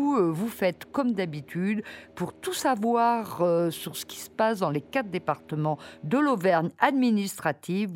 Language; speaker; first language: French; native; French